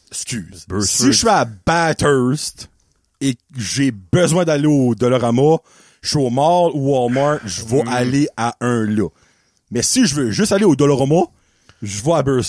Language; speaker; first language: French; native; French